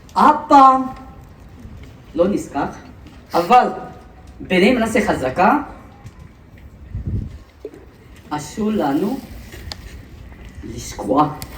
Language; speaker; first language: Hebrew; non-native, fluent; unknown